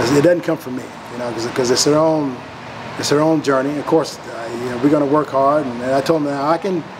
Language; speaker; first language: English; native; English